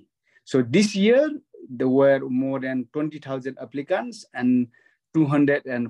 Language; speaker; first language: English; non-native, local second language; Nepali